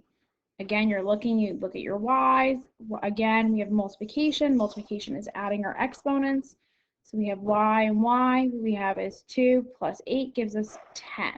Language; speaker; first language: English; native; English